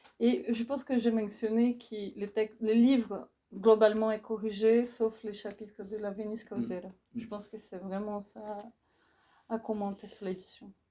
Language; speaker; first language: French; non-native, fluent; Portuguese